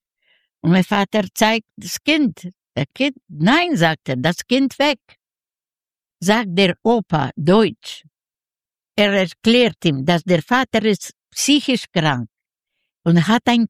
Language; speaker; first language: German; non-native, learner; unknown